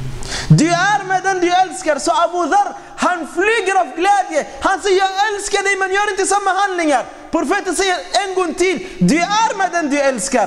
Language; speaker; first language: Swedish; non-native, fluent; Arabic